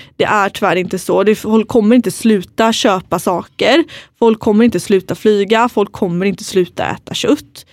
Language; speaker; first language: Swedish; native; Swedish